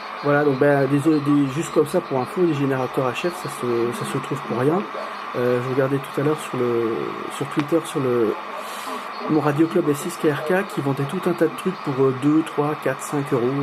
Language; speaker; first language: French; native; French